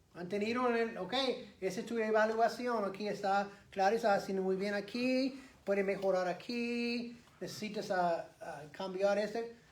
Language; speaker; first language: Spanish; non-native, fluent; English